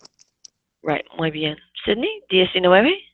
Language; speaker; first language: Spanish; non-native, fluent; English